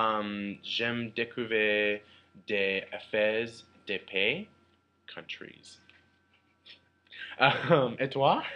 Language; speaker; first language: French; non-native, learner; English